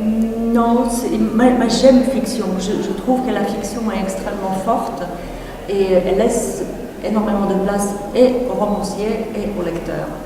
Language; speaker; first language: French; non-native, fluent; Czech